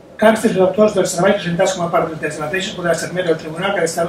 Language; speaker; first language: Catalan; non-native, local second language; Spanish